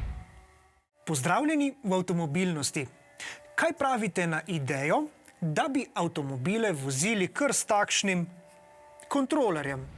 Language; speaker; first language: Slovenian; native; Slovenian